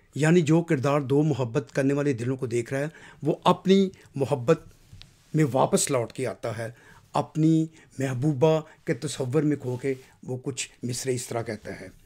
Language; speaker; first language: Urdu; non-native, local second language; Punjabi